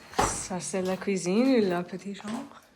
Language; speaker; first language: French; non-native, learner; English